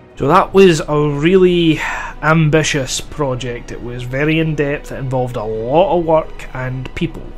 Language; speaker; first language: English; native; English